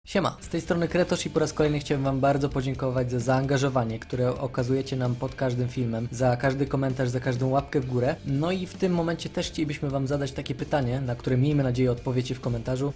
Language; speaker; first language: Polish; native; Polish